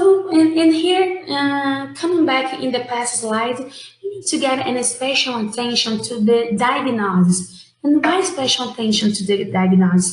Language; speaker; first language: English; non-native, fluent; Portuguese